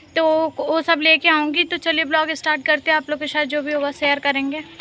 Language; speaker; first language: Hindi; native; Hindi